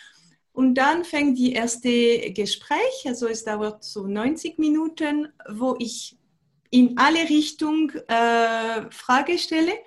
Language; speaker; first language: German; non-native, fluent; French